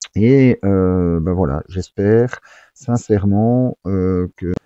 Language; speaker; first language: French; native; French